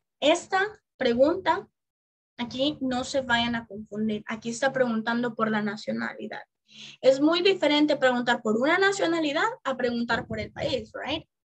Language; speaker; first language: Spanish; native; Spanish